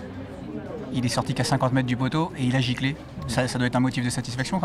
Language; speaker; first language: French; native; French